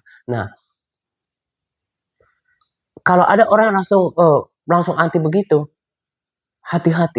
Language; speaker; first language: Indonesian; native; Indonesian